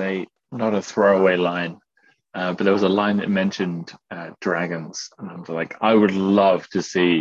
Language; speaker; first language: English; native; English